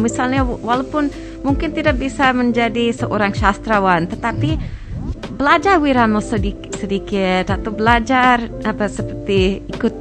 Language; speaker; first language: Indonesian; non-native, fluent; English